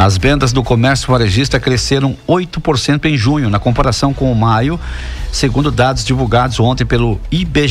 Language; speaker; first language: Portuguese; native; Portuguese